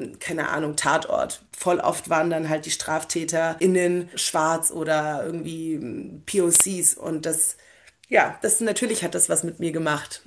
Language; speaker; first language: German; early bilingual, other home language; Polish